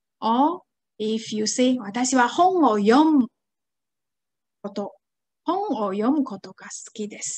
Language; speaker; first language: Japanese; non-native, fluent; Chinese